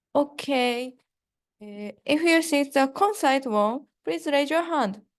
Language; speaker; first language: English; non-native, fluent; Japanese